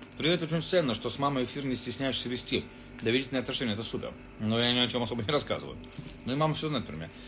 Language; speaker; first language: Russian; native; Russian